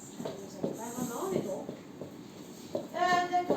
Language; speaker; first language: French; native; French